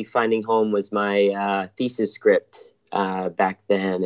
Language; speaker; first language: English; native; English